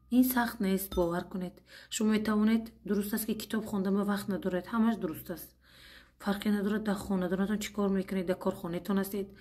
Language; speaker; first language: Tajik; non-native, fluent; Uzbek